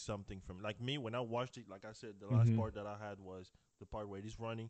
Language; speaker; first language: English; non-native, fluent; French